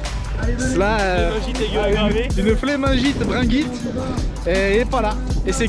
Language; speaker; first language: French; native; French